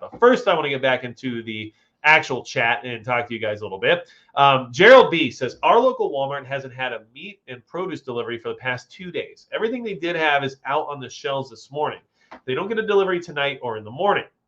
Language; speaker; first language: English; native; English